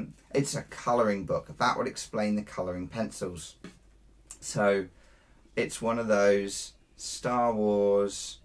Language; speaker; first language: English; native; English